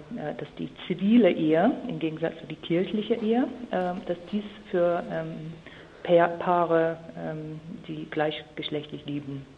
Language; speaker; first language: German; non-native, fluent; English